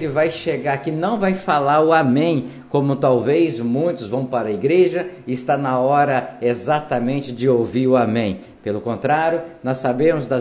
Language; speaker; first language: Portuguese; native; Portuguese